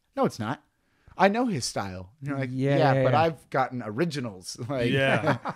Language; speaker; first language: English; native; English